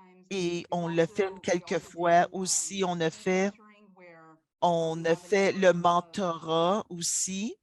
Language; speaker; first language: French; non-native, local second language; English